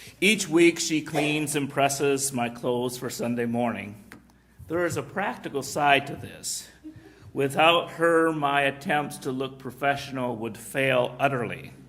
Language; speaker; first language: English; native; English